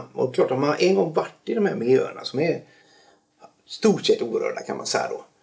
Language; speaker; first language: Swedish; native; Swedish